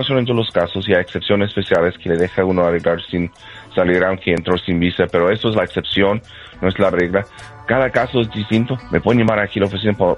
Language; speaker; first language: Spanish; non-native, fluent; English